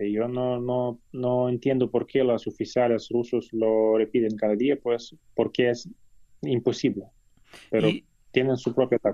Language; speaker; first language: Spanish; non-native, fluent; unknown